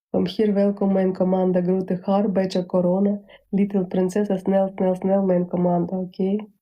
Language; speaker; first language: Dutch; non-native, learner; Russian